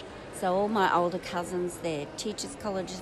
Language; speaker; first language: English; native; English